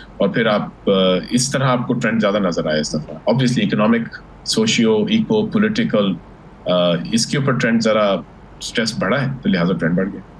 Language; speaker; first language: Urdu; early bilingual, heritage; Urdu